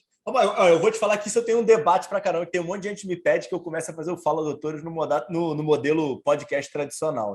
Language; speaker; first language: Portuguese; native; Portuguese